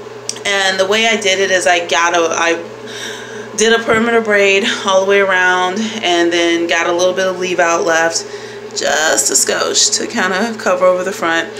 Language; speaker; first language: English; native; English